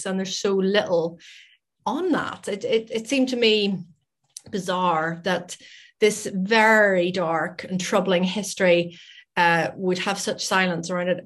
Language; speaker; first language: English; native; English